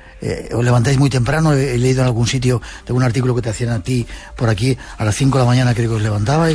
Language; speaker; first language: Spanish; native; Spanish